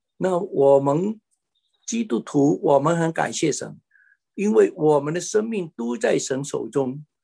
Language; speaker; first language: Chinese; native; Chinese